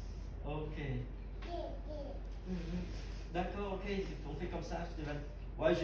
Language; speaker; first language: French; non-native, fluent; Vietnamese